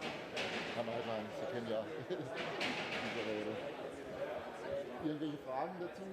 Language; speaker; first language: German; native; German